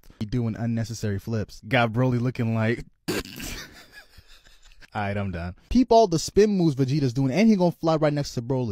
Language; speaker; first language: English; native; English